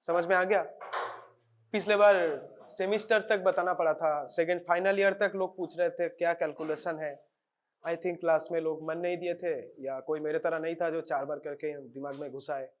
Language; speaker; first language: Hindi; non-native, local second language; Bangla